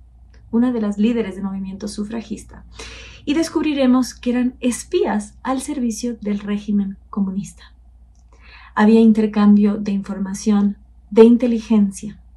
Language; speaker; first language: Spanish; native; Spanish